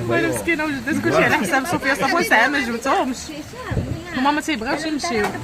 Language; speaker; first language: Arabic; native; Arabic